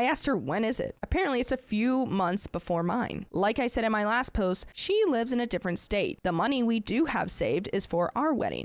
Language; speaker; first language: English; native; English